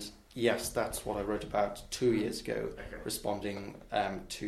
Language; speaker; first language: English; non-native, local second language; Welsh